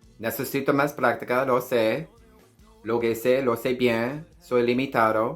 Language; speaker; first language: Spanish; non-native, learner; English